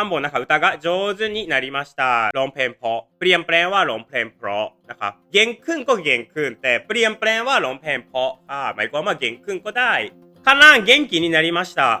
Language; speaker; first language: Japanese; non-native, fluent; Thai